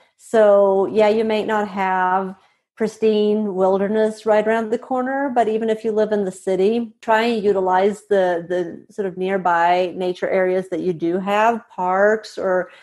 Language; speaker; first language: English; non-native, fluent; Swedish